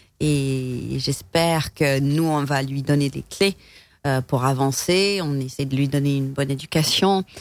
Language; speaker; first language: French; non-native, fluent; English